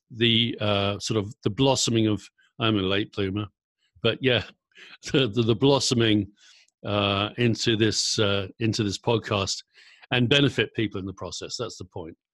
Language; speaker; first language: English; native; English